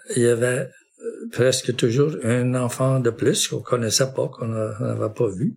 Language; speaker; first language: French; non-native, local second language; English